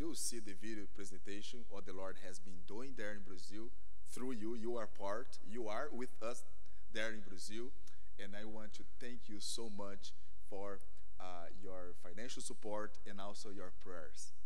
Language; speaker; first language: English; non-native, fluent; Portuguese